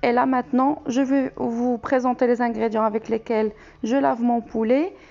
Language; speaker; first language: French; non-native, local second language; Arabic